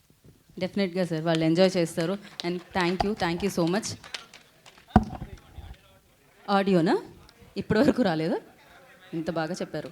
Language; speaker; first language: Telugu; native; Telugu